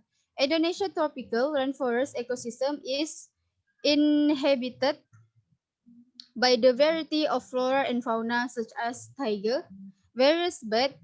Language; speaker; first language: English; non-native, learner; Indonesian